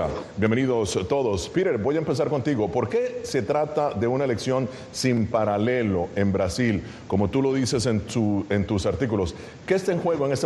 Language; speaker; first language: Spanish; native; Spanish